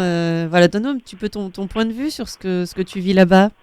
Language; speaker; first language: French; native; French